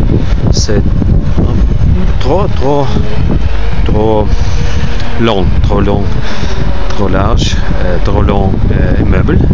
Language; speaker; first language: French; non-native, learner; Ukrainian